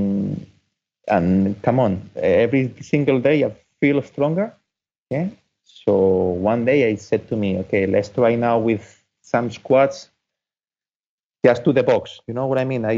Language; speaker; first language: English; non-native, fluent; Spanish